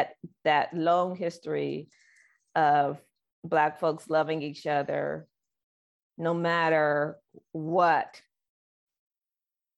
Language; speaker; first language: English; native; English